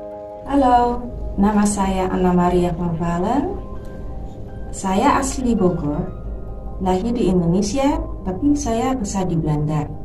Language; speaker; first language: Indonesian; early bilingual, heritage; Dutch